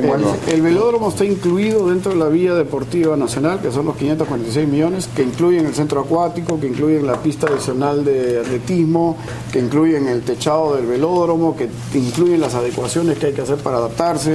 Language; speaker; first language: Spanish; native; Spanish